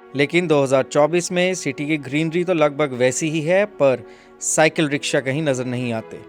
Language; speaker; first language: Hindi; native; Hindi